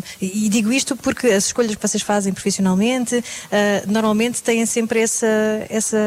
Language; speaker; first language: Portuguese; native; Portuguese